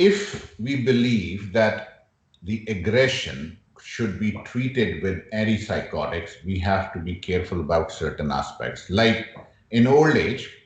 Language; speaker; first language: English; non-native, local second language; Urdu